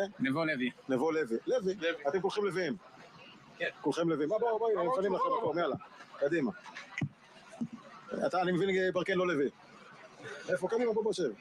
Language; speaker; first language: Hebrew; native; Hebrew